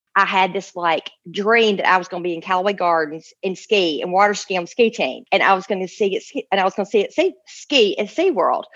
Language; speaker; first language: English; native; English